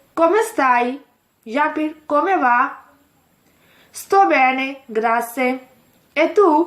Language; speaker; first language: Italian; non-native, fluent; Urdu